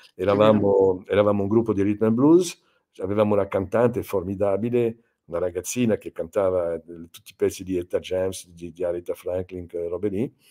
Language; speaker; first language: Italian; non-native, fluent; French